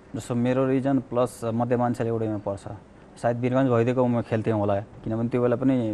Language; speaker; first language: Nepali; native; Nepali